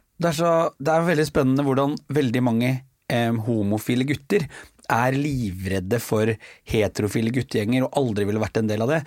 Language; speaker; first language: Norwegian; native; Norwegian